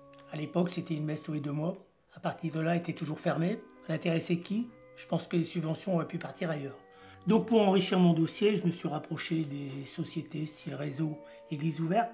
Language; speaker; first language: French; native; French